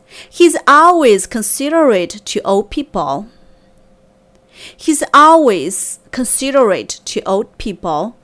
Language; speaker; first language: English; non-native, fluent; Chinese